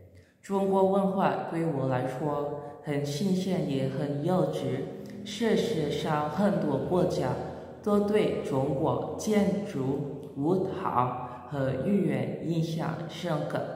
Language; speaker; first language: Chinese; non-native, learner; Indonesian